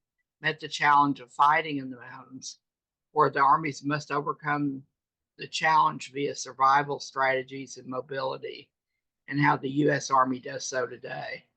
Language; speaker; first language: English; native; English